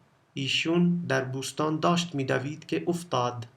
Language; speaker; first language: Persian; non-native, fluent; Urdu